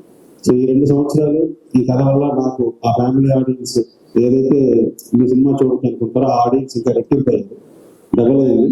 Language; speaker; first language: Telugu; native; Telugu